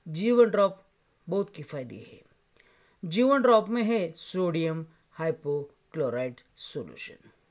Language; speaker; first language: Hindi; non-native, local second language; Marathi